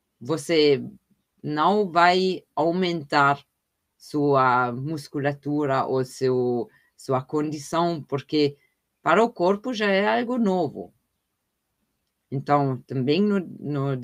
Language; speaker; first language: Portuguese; non-native, fluent; German